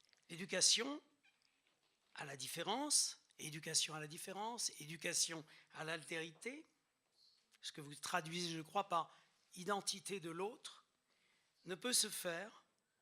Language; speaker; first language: French; native; French